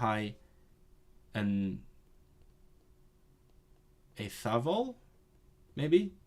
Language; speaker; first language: Welsh; non-native, learner; Cantonese